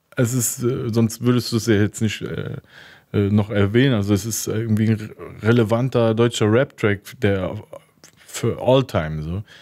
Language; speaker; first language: German; early bilingual, other home language; Turkish